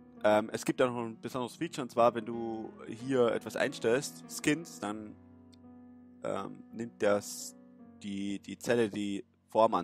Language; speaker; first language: German; native; German